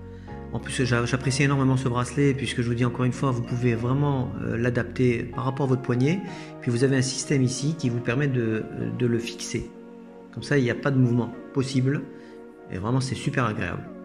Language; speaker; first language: French; native; French